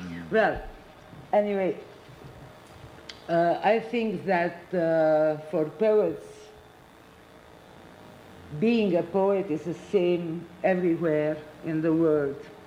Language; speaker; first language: English; non-native, fluent; Romanian